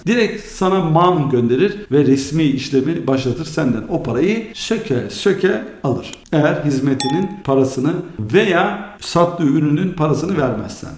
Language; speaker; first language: Turkish; early bilingual, heritage; Turkish